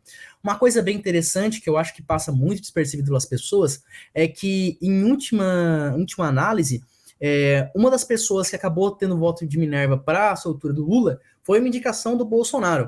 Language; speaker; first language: Portuguese; native; Portuguese